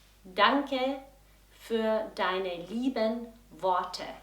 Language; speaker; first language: German; non-native, fluent; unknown